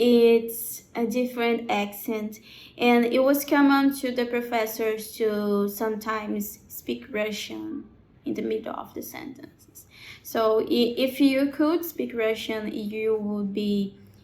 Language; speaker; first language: English; non-native, learner; Portuguese